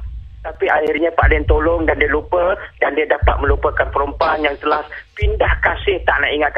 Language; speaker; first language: Malay; native; Malay